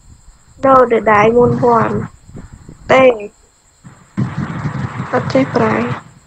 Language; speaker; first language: English; non-native, learner; Khmer